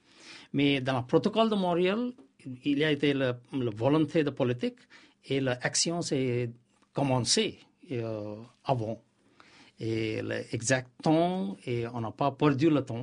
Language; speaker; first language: French; non-native, learner; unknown